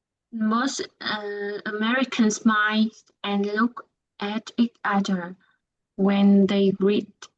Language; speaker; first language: English; non-native, learner; Vietnamese